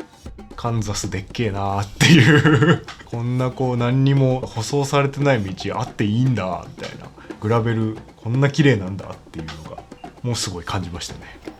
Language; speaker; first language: Japanese; native; Japanese